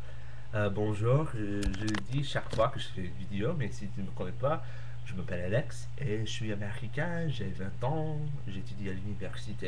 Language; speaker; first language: French; non-native, learner; English